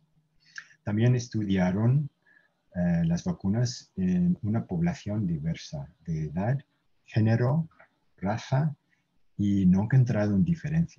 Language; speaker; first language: Spanish; non-native, fluent; English